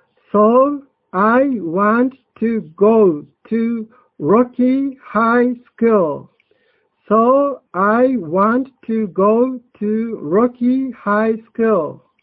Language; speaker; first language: English; non-native, fluent; Japanese